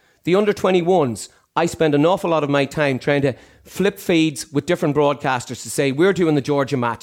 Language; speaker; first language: English; native; English